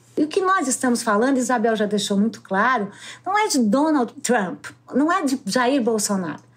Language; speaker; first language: Portuguese; native; Portuguese